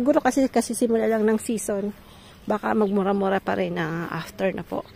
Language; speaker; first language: Filipino; native; Filipino